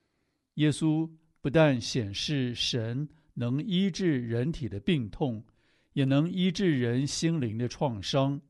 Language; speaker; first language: Chinese; native; Chinese